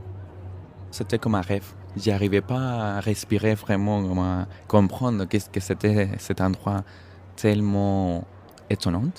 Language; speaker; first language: French; non-native, fluent; Spanish